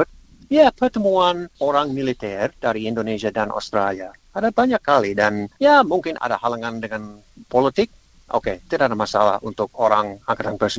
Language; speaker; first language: Indonesian; non-native, learner; English